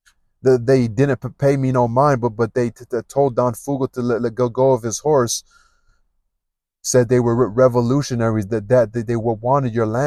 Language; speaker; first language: English; native; English